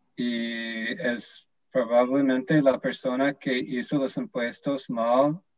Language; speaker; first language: Spanish; non-native, fluent; English